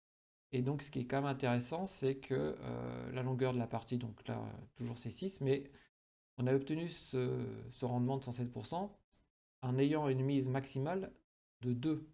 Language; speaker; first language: French; native; French